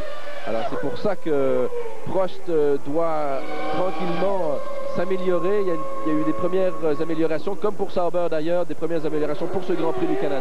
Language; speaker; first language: French; native; French